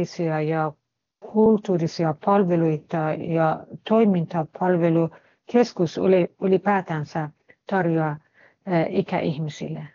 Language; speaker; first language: Finnish; non-native, fluent; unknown